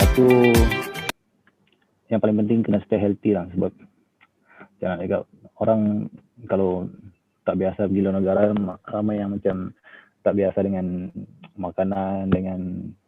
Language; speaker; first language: Malay; non-native, local second language; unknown